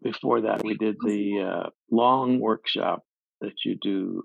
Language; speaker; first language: English; native; English